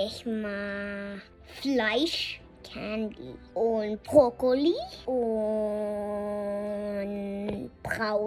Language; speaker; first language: German; early bilingual, heritage; German